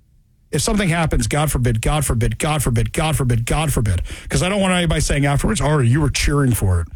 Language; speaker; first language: English; native; English